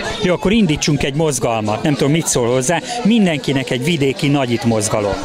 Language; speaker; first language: Hungarian; native; Hungarian